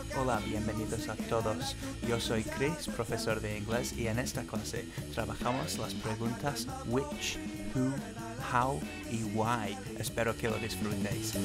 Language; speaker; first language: Spanish; non-native, fluent; English